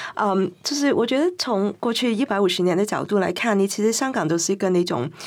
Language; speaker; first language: Chinese; non-native, fluent; Cantonese